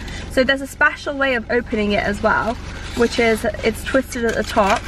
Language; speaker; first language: English; early bilingual, other home language; Persian